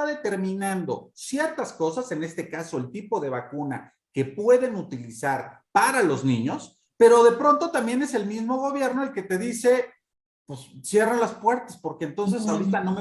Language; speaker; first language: Spanish; native; Spanish